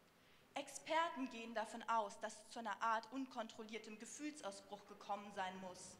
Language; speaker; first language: German; native; German